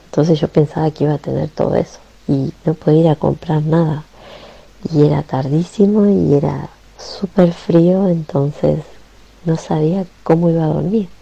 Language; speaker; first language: Spanish; native; Spanish